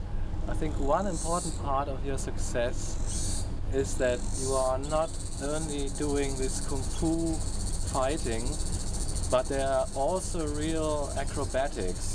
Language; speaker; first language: English; non-native, fluent; German